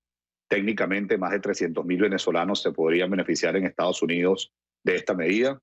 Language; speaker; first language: Spanish; native; Spanish